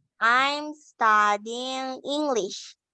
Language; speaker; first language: English; non-native, learner; Indonesian